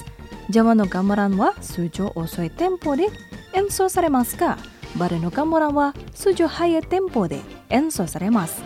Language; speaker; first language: Japanese; non-native, fluent; Indonesian